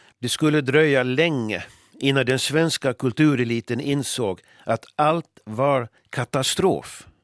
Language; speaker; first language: Swedish; native; Swedish